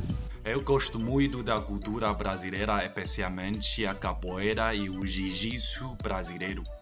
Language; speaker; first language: Portuguese; non-native, learner; Spanish